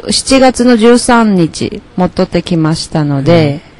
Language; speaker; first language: Japanese; non-native, learner; Chinese